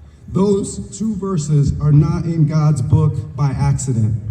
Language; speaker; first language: English; native; English